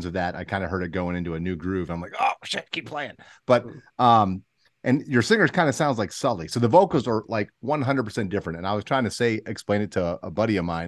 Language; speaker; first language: English; native; English